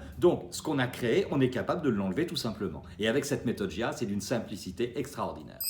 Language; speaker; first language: French; native; French